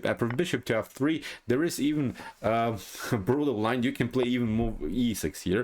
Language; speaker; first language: English; non-native, fluent; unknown